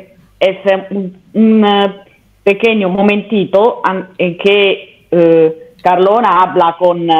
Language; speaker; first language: Spanish; non-native, learner; Italian